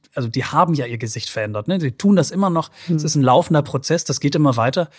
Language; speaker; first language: German; native; German